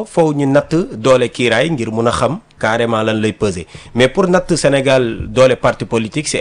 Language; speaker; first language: French; non-native, local second language; Wolof